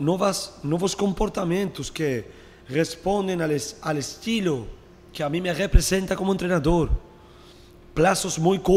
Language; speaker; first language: Portuguese; non-native, learner; Spanish